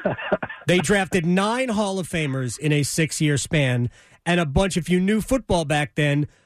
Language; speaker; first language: English; native; English